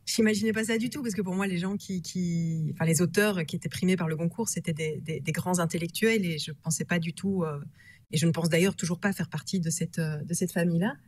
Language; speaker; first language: French; native; French